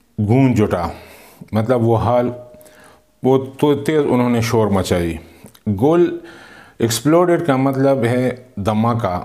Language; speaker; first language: Urdu; non-native, local second language; Pashto